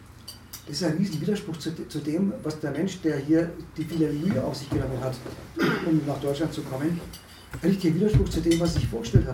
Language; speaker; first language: German; native; German